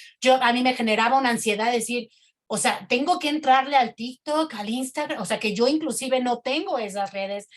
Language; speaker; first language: Spanish; native; Spanish